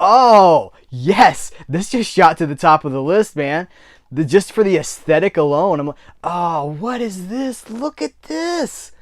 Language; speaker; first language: English; native; English